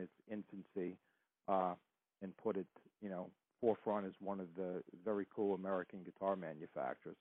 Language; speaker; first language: English; native; English